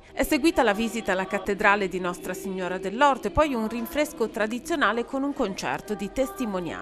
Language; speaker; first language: Italian; native; Italian